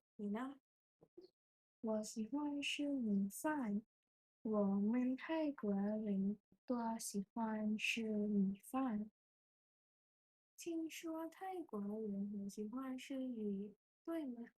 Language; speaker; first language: Chinese; non-native, learner; Thai